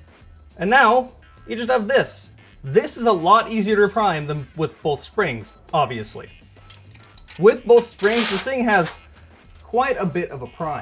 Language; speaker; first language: English; native; English